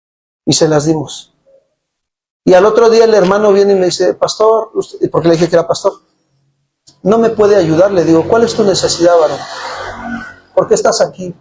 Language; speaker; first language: Spanish; native; Spanish